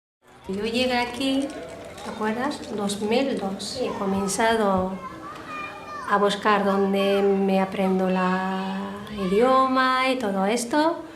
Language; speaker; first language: Spanish; non-native, fluent; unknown